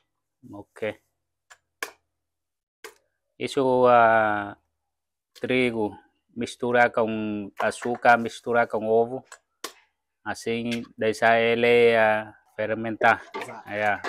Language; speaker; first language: Portuguese; non-native, learner; Vietnamese